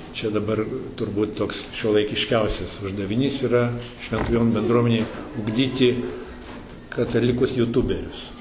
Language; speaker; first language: Lithuanian; early bilingual, heritage; Lithuanian